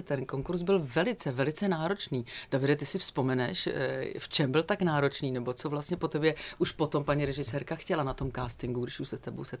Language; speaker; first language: Czech; native; Czech